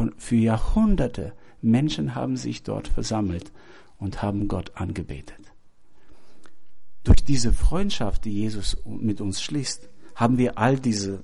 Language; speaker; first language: German; non-native, fluent; Albanian